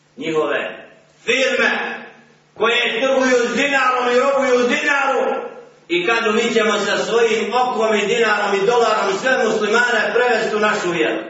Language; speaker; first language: Bosnian; native; Bosnian